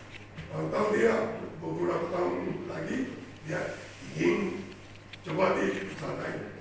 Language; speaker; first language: Indonesian; non-native, fluent; Japanese